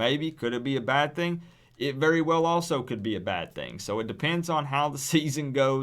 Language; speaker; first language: English; native; English